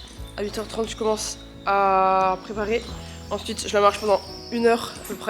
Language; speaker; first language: French; native; French